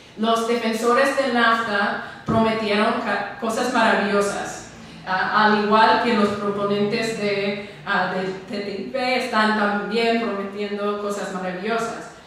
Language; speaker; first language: Spanish; non-native, fluent; English